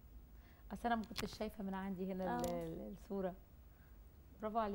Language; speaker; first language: Arabic; native; Arabic